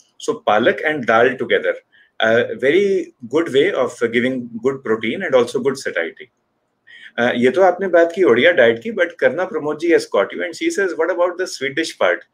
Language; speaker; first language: English; non-native, local second language; Hindi